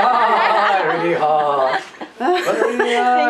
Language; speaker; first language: English; non-native, learner; Japanese